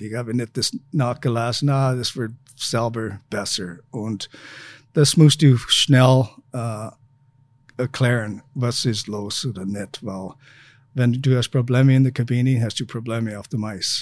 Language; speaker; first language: German; non-native, fluent; English